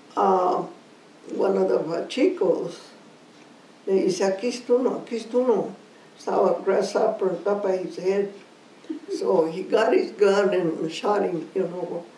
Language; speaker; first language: English; early bilingual, other home language; Spanish